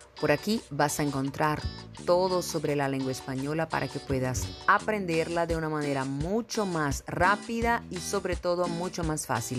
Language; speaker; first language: Spanish; non-native, fluent; Portuguese